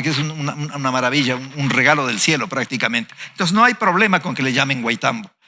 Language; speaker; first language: Spanish; native; Spanish